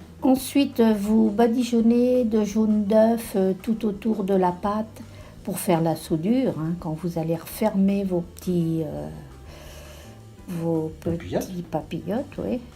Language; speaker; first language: French; native; French